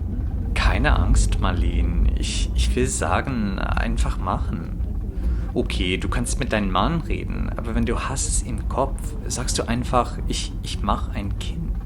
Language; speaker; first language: German; non-native, fluent; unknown